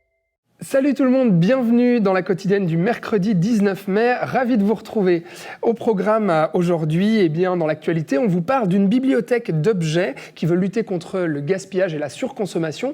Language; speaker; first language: French; native; French